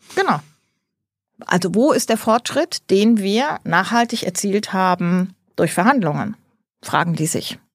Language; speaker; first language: German; native; German